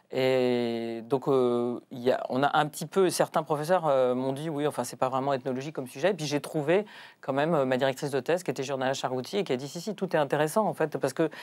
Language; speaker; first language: French; native; French